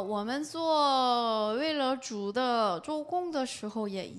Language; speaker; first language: Chinese; non-native, fluent; Korean